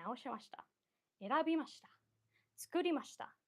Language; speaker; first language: Japanese; non-native, learner; English